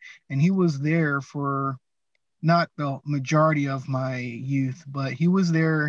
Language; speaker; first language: English; native; English